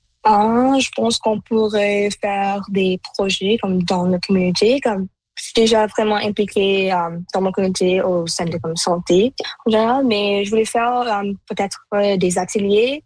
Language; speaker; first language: French; non-native, local second language; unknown